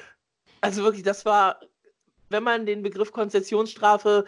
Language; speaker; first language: German; native; German